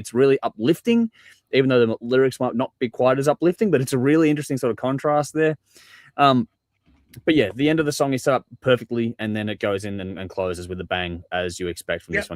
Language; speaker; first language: English; native; English